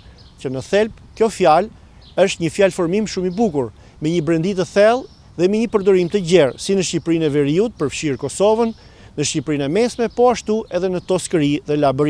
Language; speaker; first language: Albanian; native; Albanian